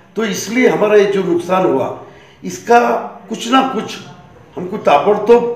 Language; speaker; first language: Hindi; non-native, local second language; Marathi